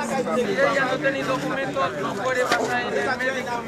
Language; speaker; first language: Spanish; non-native, learner; Haitian Creole